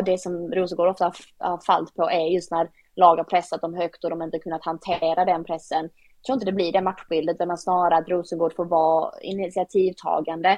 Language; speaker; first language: Swedish; native; Swedish